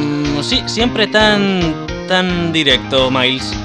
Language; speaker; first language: Spanish; native; Spanish